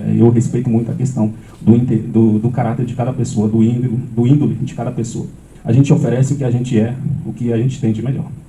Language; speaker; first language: Portuguese; non-native, local second language; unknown